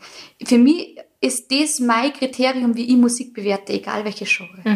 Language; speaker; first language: German; native; German